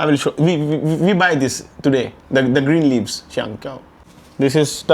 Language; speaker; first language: English; non-native, local second language; Hindi